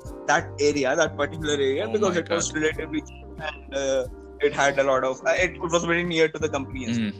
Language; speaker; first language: English; non-native, local second language; Telugu